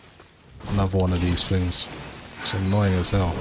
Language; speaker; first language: English; native; English